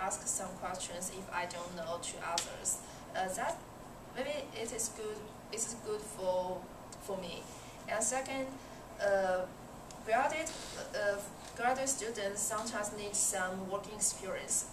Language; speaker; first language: English; non-native, learner; Chinese